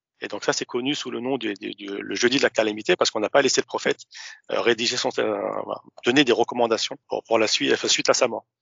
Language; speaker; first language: French; early bilingual, other home language; Arabic